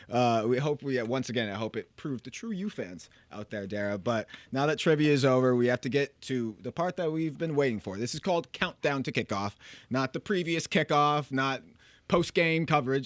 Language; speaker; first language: English; native; English